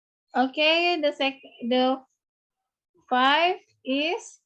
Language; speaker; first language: English; non-native, learner; Indonesian